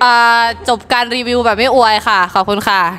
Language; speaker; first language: Thai; native; Thai